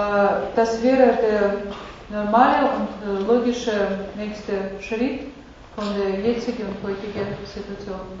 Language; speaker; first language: German; non-native, fluent; Russian